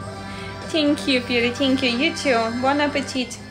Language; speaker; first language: English; non-native, learner; Ukrainian